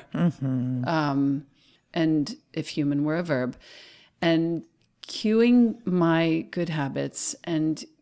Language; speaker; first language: English; native; English